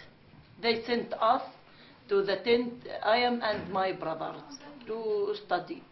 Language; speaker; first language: English; non-native, learner; Arabic